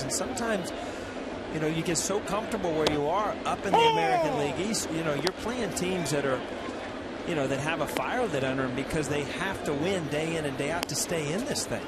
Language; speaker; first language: English; native; English